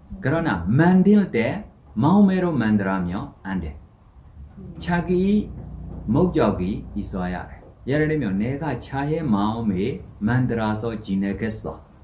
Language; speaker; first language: Korean; non-native, learner; Burmese